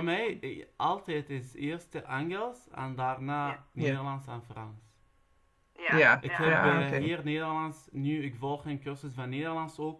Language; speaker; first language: Dutch; non-native, learner; Arabic